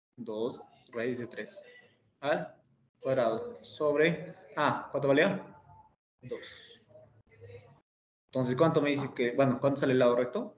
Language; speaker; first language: Spanish; native; Spanish